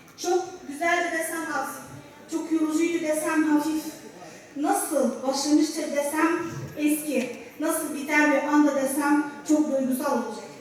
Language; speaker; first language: Turkish; non-native, learner; Arabic